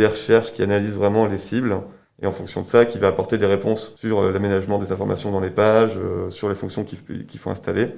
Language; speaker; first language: French; native; French